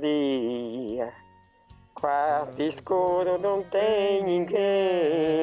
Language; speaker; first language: Portuguese; native; Portuguese